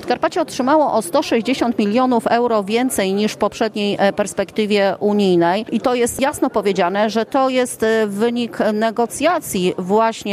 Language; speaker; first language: Polish; native; Polish